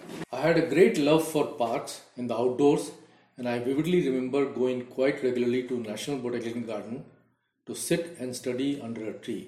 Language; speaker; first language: English; non-native, local second language; Hindi